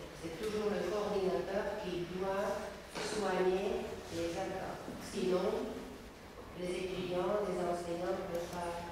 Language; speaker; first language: French; non-native, fluent; Slovak